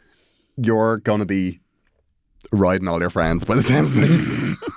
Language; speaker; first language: English; native; English